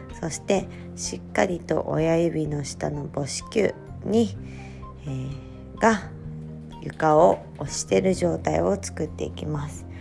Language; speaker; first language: Japanese; native; Japanese